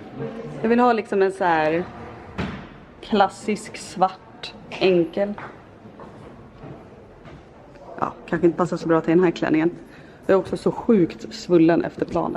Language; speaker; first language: Swedish; native; Swedish